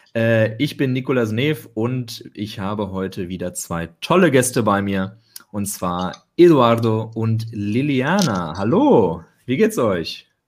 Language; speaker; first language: German; native; German